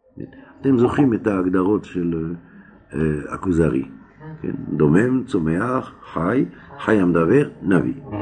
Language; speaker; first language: Hebrew; non-native, fluent; French